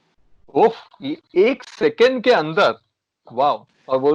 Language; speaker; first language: Hindi; native; Hindi